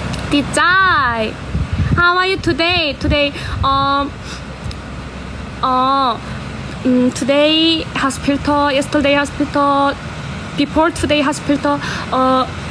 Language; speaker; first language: English; non-native, learner; Korean